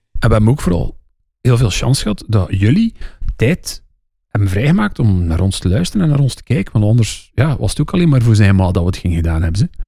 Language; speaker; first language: Dutch; non-native, local second language; French